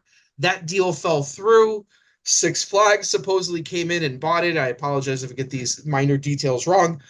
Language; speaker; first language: English; native; English